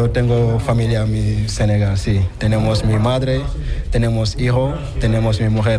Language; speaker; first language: Spanish; non-native, learner; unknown